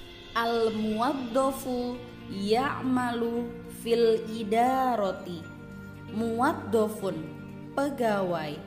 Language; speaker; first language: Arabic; non-native, fluent; Indonesian